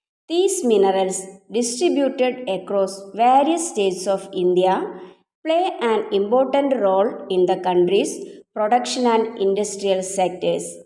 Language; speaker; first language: English; non-native, local second language; Malayalam